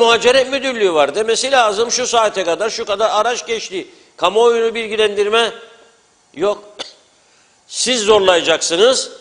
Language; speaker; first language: Turkish; native; Turkish